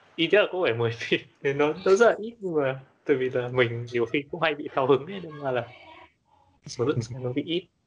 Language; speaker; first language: Vietnamese; native; Vietnamese